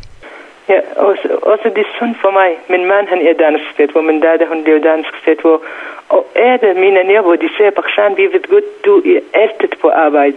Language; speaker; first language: Danish; non-native, learner; Central Kurdish